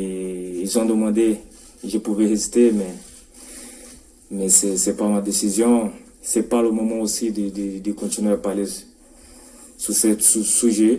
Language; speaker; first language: French; non-native, fluent; Portuguese